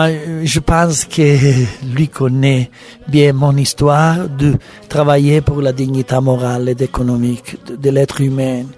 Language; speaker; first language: French; non-native, learner; Italian